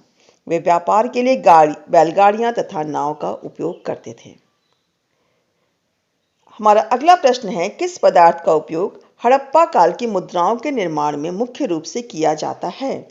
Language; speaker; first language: Hindi; native; Hindi